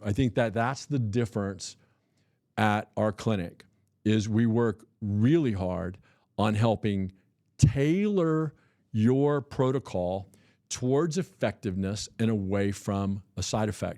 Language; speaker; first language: English; native; English